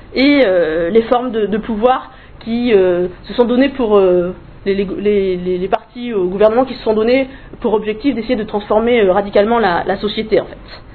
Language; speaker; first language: French; native; French